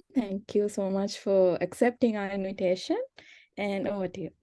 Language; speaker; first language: English; non-native, local second language; Sinhala